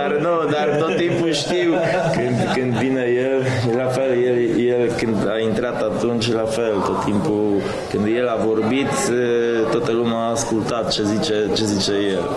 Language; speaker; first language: Romanian; non-native, fluent; Polish